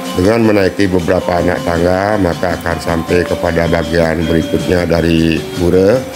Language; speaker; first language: Indonesian; non-native, local second language; Balinese